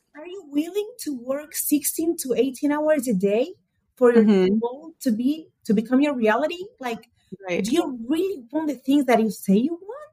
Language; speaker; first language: English; early bilingual, other home language; Portuguese